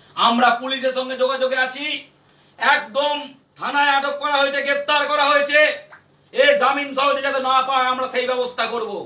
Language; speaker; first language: Bangla; native; Bangla